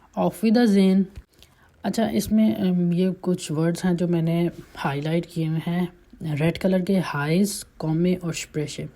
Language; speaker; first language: Urdu; native; Urdu